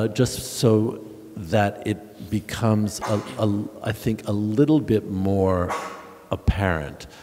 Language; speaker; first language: English; native; English